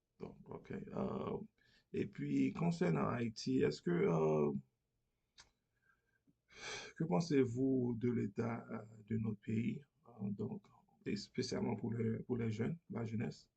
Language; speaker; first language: French; non-native, learner; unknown